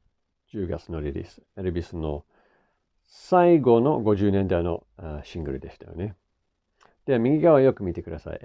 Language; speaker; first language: Japanese; non-native, fluent; English